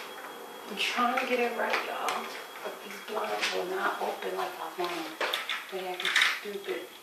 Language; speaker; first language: English; native; English